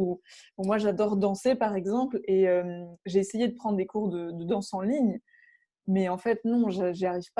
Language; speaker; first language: French; native; French